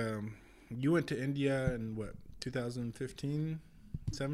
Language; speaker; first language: English; native; English